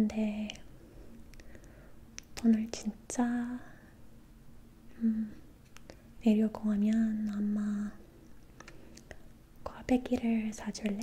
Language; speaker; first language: Korean; non-native, learner; English